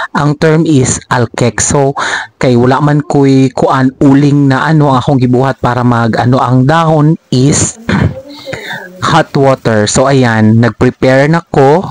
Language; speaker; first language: Cebuano; non-native, local second language; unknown